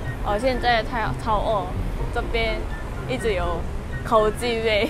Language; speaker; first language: Chinese; non-native, fluent; Korean